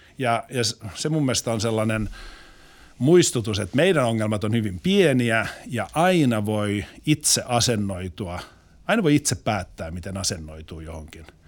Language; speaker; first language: Finnish; non-native, local second language; Swedish